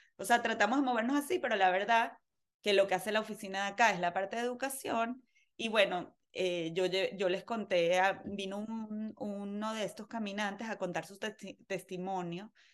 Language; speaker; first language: Spanish; native; Spanish